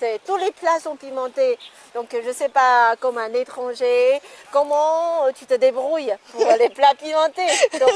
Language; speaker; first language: French; non-native, fluent; Chinese